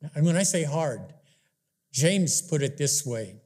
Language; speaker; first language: English; native; English